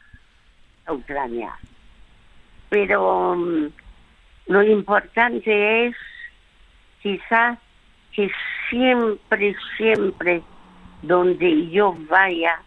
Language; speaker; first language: Spanish; early bilingual, other home language; French